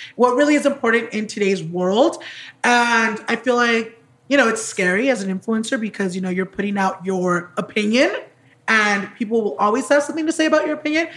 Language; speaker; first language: English; early bilingual, other home language; Spanish